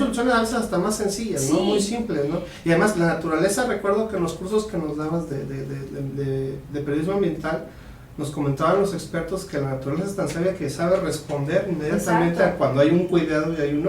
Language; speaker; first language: Spanish; native; Spanish